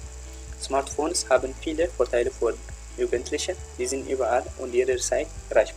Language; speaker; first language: German; non-native, fluent; Tigrinya